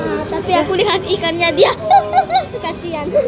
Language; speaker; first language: Indonesian; early bilingual, heritage; Indonesian